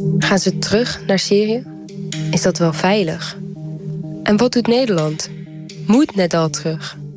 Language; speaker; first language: Dutch; early bilingual, heritage; Dutch